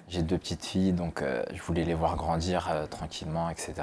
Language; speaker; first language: French; native; French